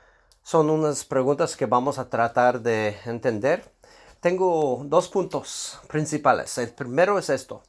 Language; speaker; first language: Spanish; non-native, fluent; English